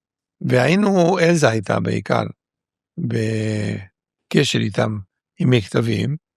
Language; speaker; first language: Hebrew; non-native, fluent; Spanish